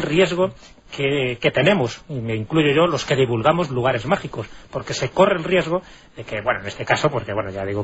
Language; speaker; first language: Spanish; native; Spanish